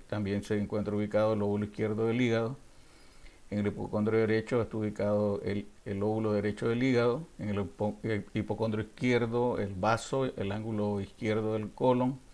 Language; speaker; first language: Spanish; native; Spanish